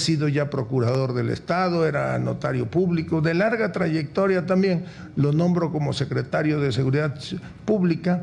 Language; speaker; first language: Spanish; native; Spanish